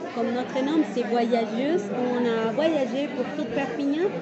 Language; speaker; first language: French; non-native, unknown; Spanish